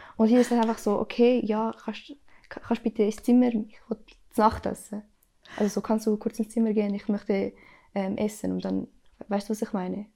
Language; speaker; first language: German; early bilingual, other home language; Arabic